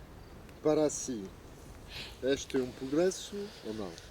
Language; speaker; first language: Portuguese; non-native, fluent; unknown